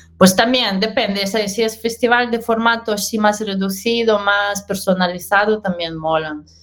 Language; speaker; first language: Spanish; non-native, fluent; Russian